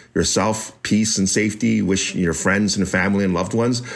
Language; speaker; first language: English; native; English